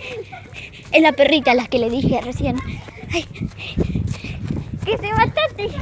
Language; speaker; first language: Spanish; native; Spanish